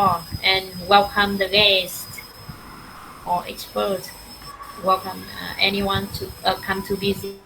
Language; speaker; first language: English; non-native, learner; Vietnamese